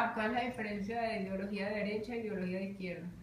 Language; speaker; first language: Spanish; native; Spanish